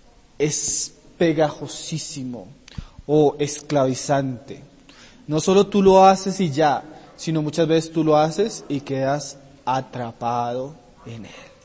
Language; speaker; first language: Spanish; native; Spanish